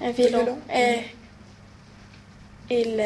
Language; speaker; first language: French; non-native, learner; Swedish